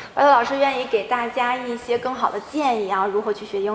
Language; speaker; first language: Chinese; native; Chinese